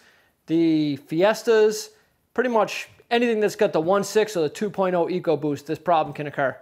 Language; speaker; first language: English; native; English